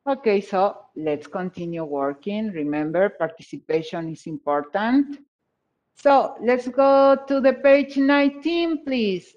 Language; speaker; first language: English; non-native, fluent; Spanish